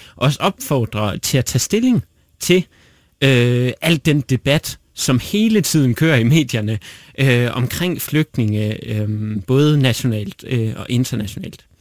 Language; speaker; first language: Danish; native; Danish